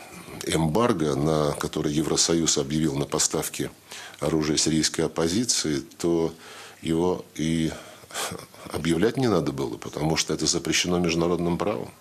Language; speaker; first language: Russian; native; Russian